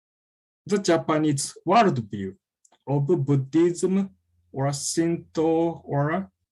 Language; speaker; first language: English; non-native, fluent; Japanese